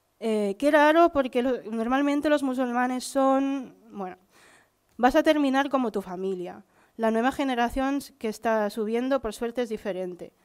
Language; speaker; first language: Spanish; early bilingual, other home language; Filipino